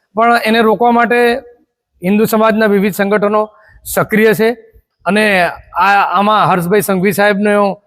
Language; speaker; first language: Gujarati; native; Gujarati